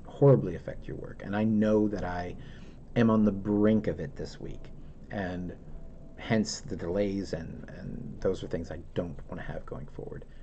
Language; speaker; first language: English; native; English